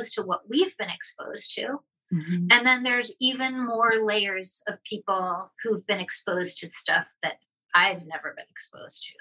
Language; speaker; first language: English; native; English